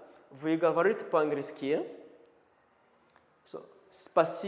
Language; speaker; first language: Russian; non-native, learner; Kinyarwanda